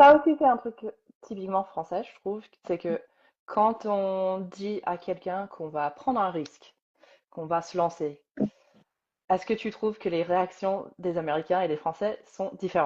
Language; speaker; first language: French; native; French